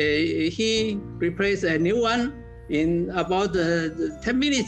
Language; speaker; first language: English; non-native, learner; Chinese